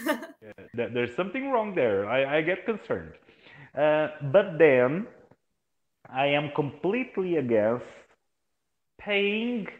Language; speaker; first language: English; non-native, fluent; Portuguese